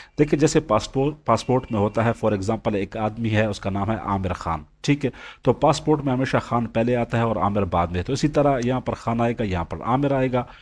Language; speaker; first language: Urdu; non-native, local second language; Punjabi